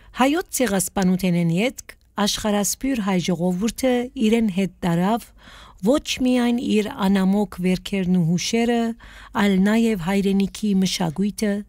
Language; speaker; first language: Armenian; native; Armenian